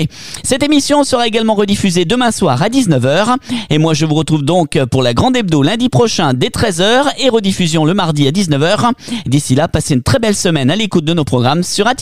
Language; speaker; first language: French; native; French